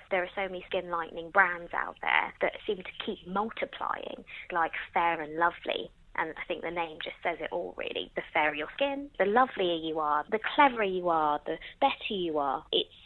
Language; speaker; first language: English; native; English